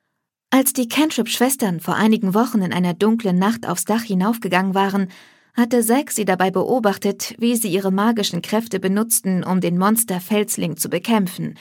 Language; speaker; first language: German; native; German